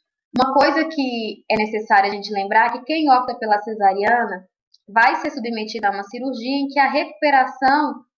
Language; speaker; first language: Portuguese; native; Portuguese